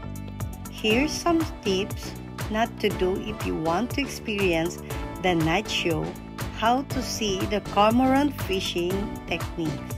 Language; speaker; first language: English; non-native, local second language; Filipino